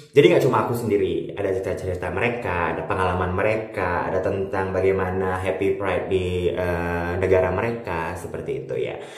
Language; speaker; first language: Indonesian; native; Indonesian